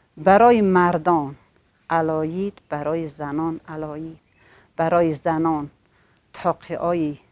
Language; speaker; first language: Tajik; non-native, local second language; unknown